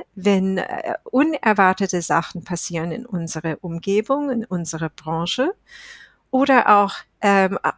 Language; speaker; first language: German; non-native, fluent; English